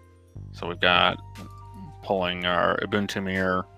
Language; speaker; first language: English; native; English